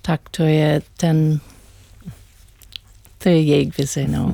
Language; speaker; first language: Czech; non-native, learner; English